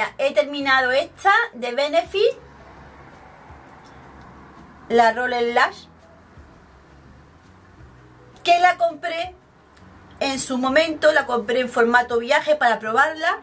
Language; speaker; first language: Spanish; native; Spanish